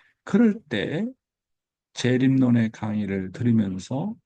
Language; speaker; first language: Korean; native; Korean